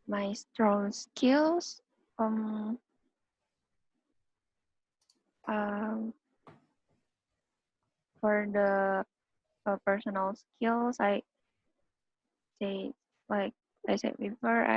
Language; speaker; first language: English; non-native, learner; Indonesian